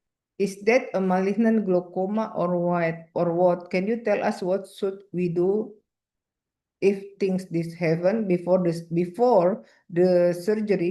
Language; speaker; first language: English; non-native, fluent; Indonesian